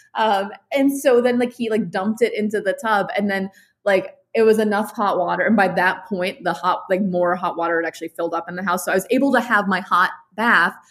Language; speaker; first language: English; native; English